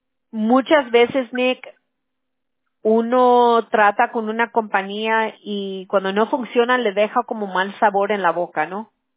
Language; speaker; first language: Spanish; early bilingual, heritage; Spanish